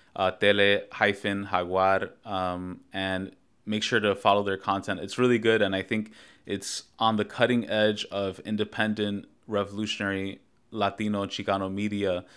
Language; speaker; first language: English; native; English